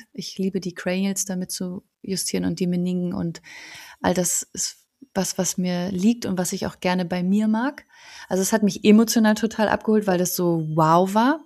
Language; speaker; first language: German; native; German